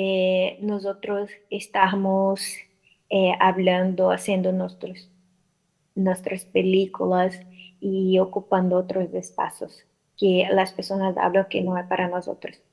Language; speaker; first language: Spanish; non-native, learner; Portuguese